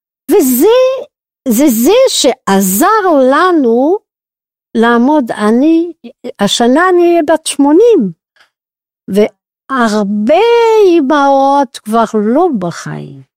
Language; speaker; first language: Hebrew; non-native, fluent; French